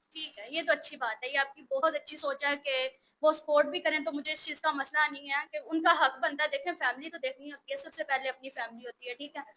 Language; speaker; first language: Urdu; native; Urdu